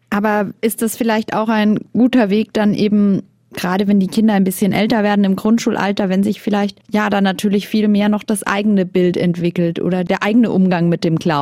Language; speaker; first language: German; native; German